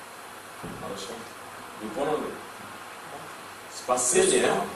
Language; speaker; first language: Russian; non-native, learner; English